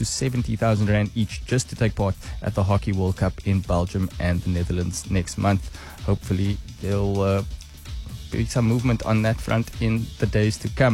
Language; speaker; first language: English; native; English